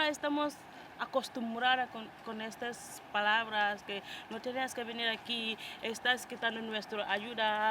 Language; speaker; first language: Spanish; non-native, fluent; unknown